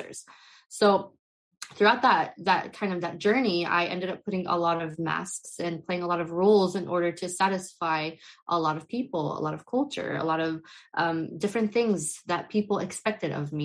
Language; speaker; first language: English; native; English